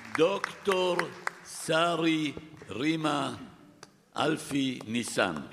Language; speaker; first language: Hebrew; early bilingual, other home language; Arabic